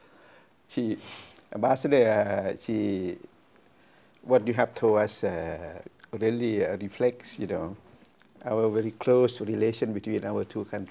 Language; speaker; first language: English; non-native, fluent; Thai